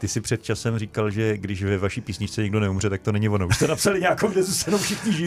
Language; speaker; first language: Czech; native; Czech